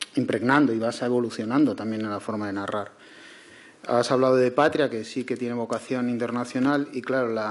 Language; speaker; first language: Spanish; native; Spanish